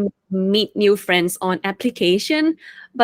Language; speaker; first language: English; non-native, fluent; Thai